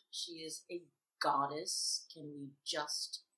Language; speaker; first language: English; native; English